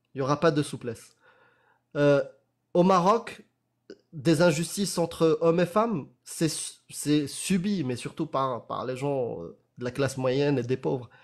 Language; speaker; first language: French; non-native, local second language; Arabic